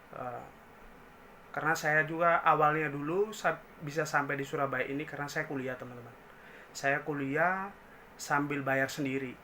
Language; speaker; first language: Indonesian; native; Indonesian